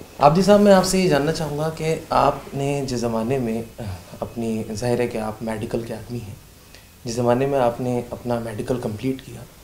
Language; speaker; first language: Hindi; native; Hindi